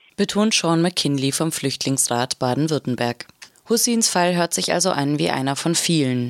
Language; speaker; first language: German; native; German